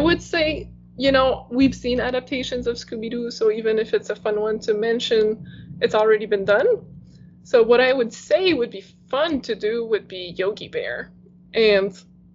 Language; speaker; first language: English; non-native, fluent; French